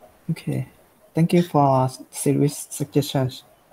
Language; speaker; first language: English; non-native, learner; Thai